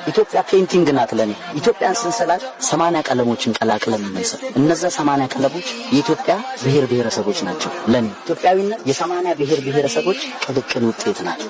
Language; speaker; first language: Amharic; non-native, local second language; Oromo